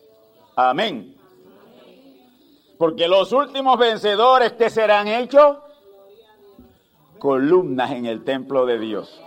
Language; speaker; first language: Spanish; native; Spanish